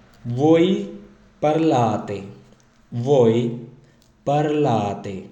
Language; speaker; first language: Italian; non-native, learner; Urdu